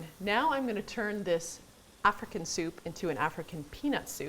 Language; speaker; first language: English; native; English